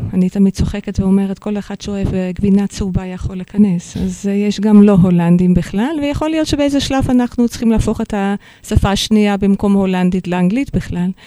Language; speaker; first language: Hebrew; non-native, fluent; Dutch